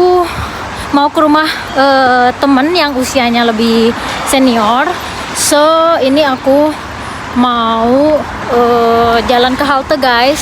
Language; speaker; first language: Indonesian; native; Indonesian